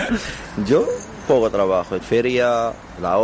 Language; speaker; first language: Spanish; non-native, learner; Arabic